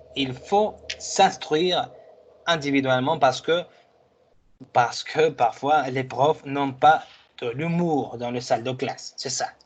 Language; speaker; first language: French; non-native, fluent; Spanish